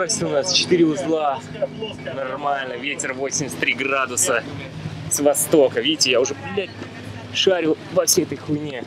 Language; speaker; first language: Russian; native; Russian